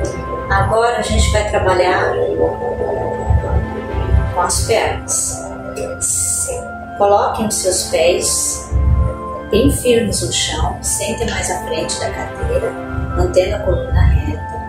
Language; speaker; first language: Portuguese; native; Portuguese